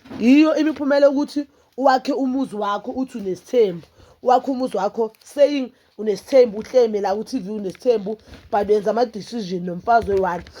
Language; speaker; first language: Zulu; native; Zulu